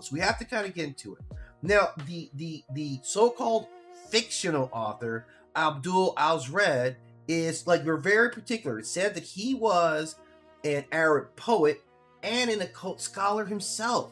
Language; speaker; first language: English; native; English